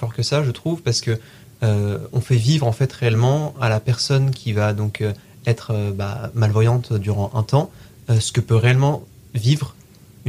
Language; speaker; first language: French; native; French